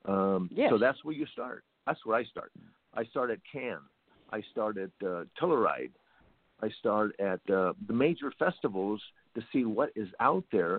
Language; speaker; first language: English; native; English